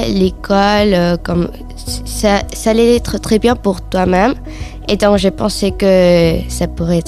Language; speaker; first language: French; non-native, fluent; Spanish